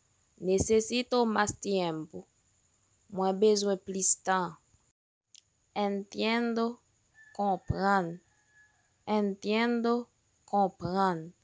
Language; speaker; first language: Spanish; non-native, learner; Haitian Creole